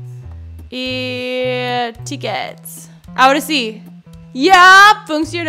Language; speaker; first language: Spanish; non-native, learner; English